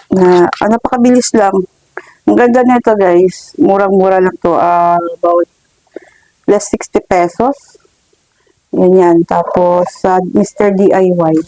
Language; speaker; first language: Filipino; non-native, local second language; Hiligaynon